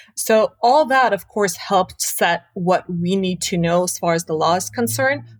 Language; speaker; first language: English; early bilingual, other home language; Armenian